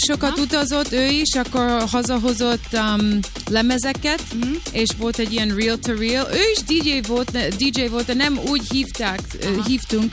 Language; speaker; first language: Hungarian; early bilingual, heritage; Hungarian